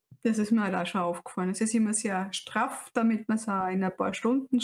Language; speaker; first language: German; native; German